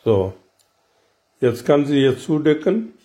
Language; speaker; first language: German; non-native, learner; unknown